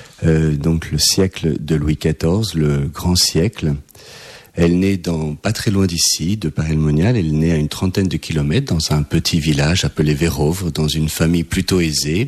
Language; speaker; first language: French; native; French